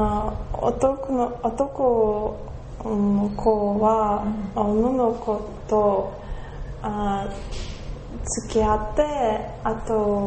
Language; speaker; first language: Japanese; non-native, learner; Russian